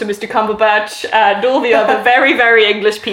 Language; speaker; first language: English; native; English